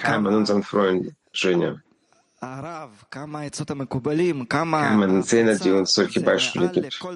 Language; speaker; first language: German; non-native, learner; Hebrew